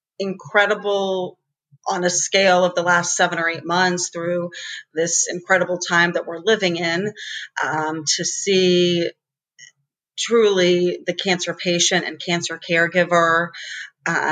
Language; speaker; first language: English; native; English